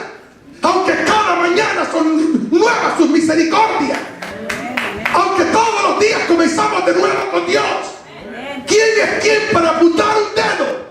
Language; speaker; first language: Spanish; native; Spanish